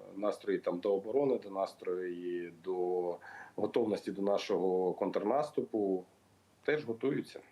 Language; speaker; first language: Ukrainian; non-native, local second language; Russian